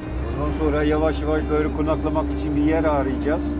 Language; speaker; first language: Turkish; non-native, fluent; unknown